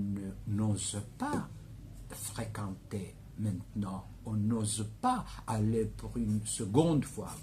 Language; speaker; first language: French; non-native, fluent; Greek